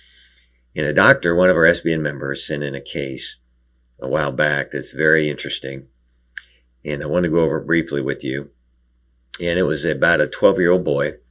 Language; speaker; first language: English; native; English